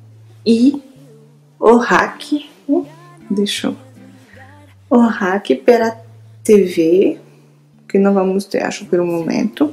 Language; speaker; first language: Portuguese; non-native, fluent; French